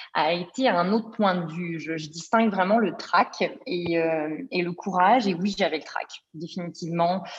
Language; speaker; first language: French; native; French